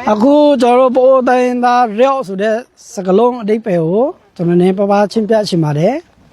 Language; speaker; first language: Burmese; non-native, local second language; Pa'o Karen